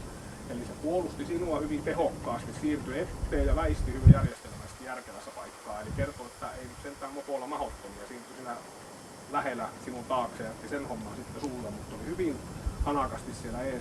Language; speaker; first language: Finnish; native; Finnish